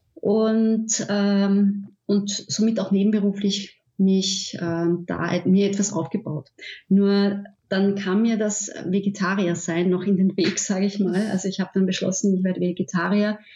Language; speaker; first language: German; native; German